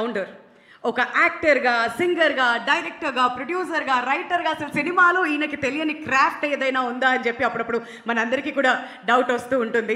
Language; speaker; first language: Telugu; native; Telugu